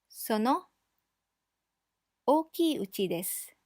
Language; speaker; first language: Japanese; non-native, fluent; English